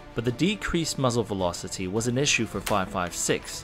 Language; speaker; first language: English; non-native, local second language; Cantonese